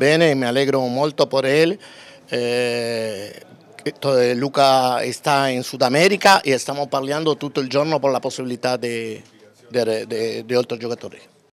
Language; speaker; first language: Italian; non-native, learner; Spanish